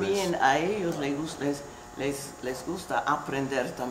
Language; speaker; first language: Spanish; non-native, fluent; English